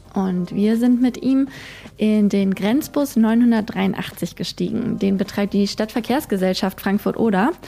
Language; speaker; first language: German; native; German